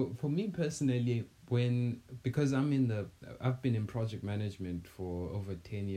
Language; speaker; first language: English; non-native, local second language; North Ndebele